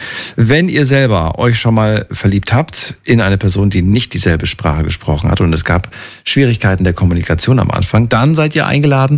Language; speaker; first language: German; native; German